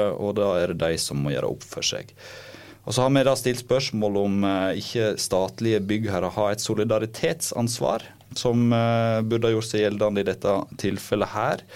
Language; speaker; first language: Norwegian; native; Norwegian